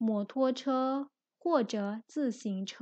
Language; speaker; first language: Chinese; non-native, fluent; Indonesian